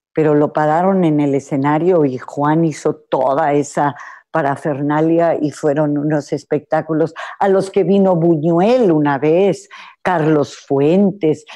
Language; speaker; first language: Spanish; native; Spanish